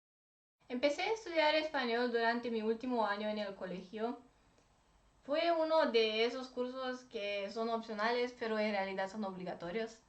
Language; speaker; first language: Spanish; non-native, fluent; Romanian